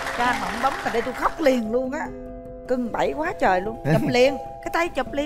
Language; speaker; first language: Vietnamese; native; Vietnamese